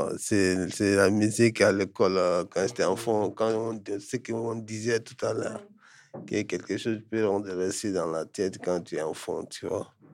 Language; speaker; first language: French; non-native, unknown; English